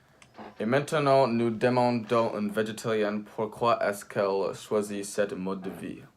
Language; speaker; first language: French; non-native, learner; English